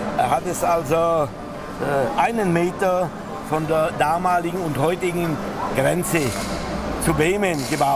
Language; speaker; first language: German; native; German